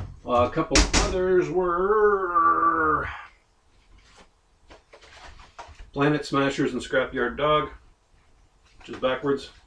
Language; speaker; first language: English; native; English